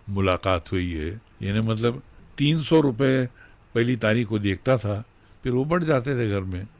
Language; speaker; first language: Hindi; native; Hindi